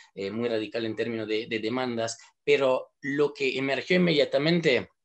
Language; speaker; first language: Spanish; non-native, fluent; Italian